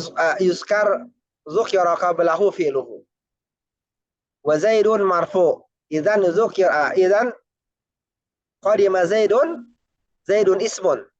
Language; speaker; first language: Arabic; non-native, fluent; Indonesian